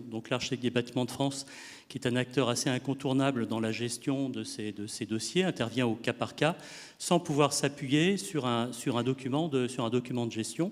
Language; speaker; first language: French; native; French